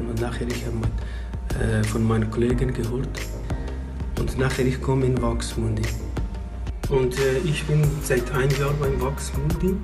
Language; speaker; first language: German; non-native, learner; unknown